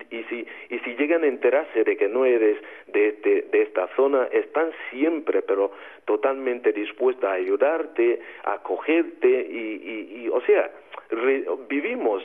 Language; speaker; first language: Spanish; non-native, fluent; Igbo